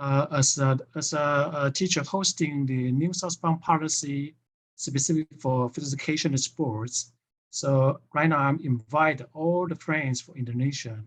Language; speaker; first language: English; non-native, fluent; Chinese